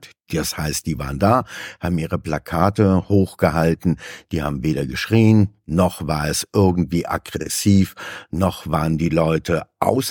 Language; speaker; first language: German; native; German